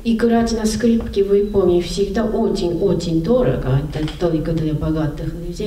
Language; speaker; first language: Russian; non-native, learner; Japanese